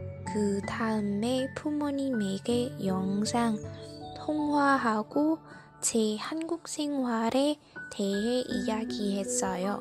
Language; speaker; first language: Korean; non-native, learner; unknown